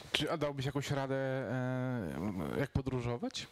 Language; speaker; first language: Polish; native; Polish